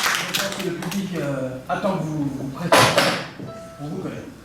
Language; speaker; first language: French; native; French